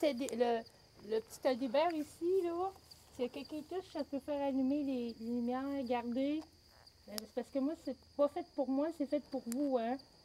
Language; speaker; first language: French; native; French